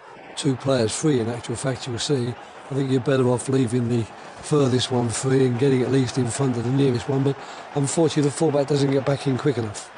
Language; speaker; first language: English; native; English